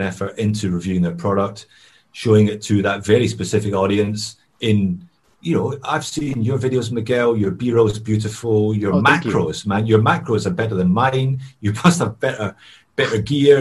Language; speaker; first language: English; native; English